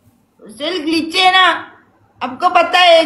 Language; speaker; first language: Hindi; non-native, learner; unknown